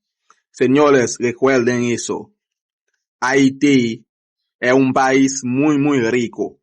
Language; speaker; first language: Spanish; non-native, fluent; Haitian Creole